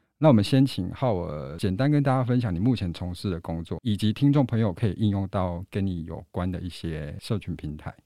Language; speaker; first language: Chinese; native; Chinese